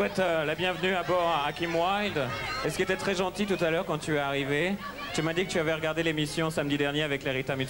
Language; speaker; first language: French; native; French